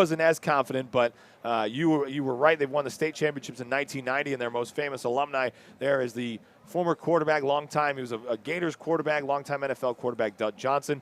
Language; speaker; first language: English; native; English